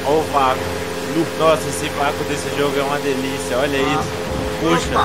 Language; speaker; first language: Portuguese; native; Portuguese